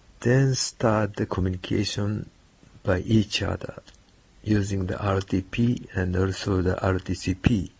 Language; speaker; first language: English; non-native, learner; Japanese